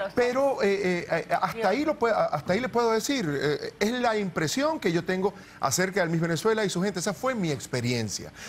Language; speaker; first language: Spanish; native; Spanish